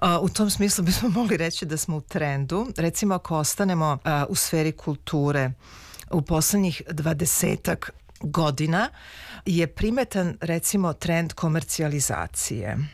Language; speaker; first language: Serbian; native; Serbian